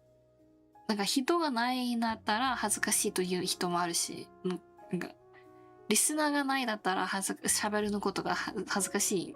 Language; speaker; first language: Japanese; non-native, learner; Korean